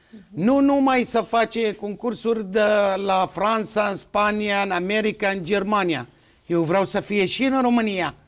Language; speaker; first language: Romanian; non-native, fluent; Arabic